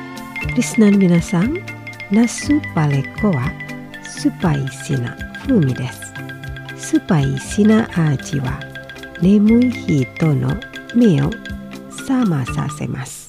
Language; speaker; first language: Japanese; non-native, fluent; Indonesian